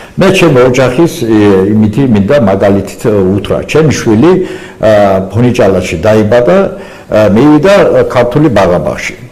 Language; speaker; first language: Georgian; non-native, local second language; Azerbaijani